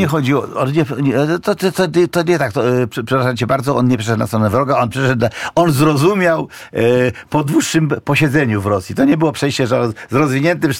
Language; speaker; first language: Polish; native; Polish